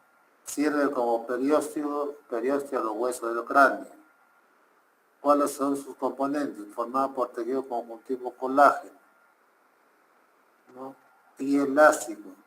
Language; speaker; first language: Spanish; native; Spanish